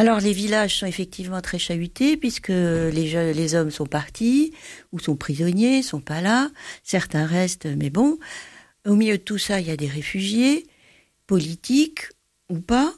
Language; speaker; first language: French; native; French